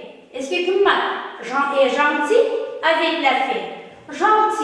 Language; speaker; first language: French; non-native, learner; Uzbek